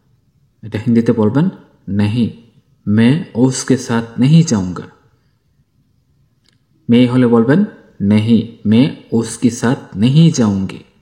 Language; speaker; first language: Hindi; non-native, fluent; Bangla